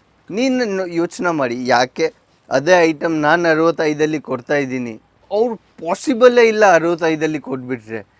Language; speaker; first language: Kannada; non-native, local second language; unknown